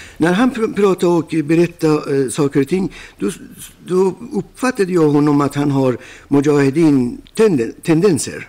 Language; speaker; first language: Swedish; non-native, fluent; Persian